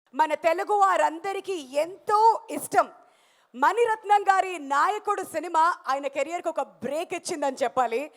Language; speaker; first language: Telugu; native; Telugu